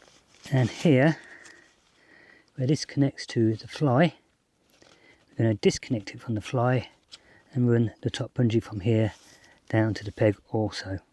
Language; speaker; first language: English; native; English